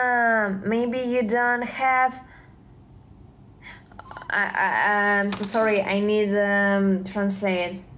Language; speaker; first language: English; non-native, learner; Russian